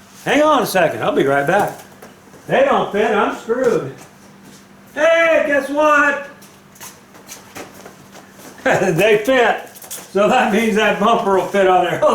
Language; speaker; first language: English; native; English